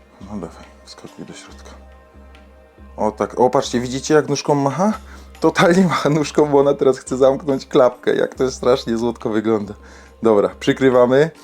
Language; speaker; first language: Polish; native; Polish